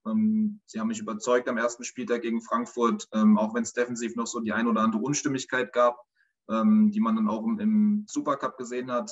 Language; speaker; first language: German; native; German